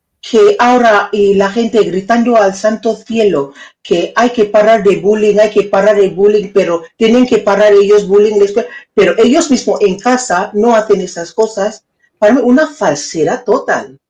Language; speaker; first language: Spanish; non-native, fluent; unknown